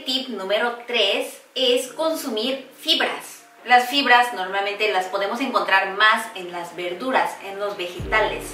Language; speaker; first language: Spanish; non-native, fluent; Korean